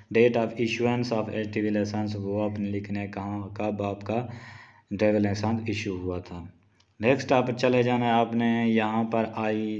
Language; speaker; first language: Urdu; non-native, local second language; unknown